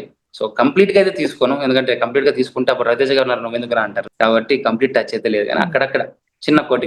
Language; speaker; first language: Telugu; native; Telugu